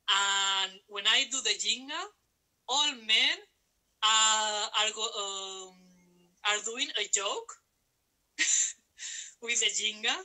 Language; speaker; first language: English; non-native, learner; Spanish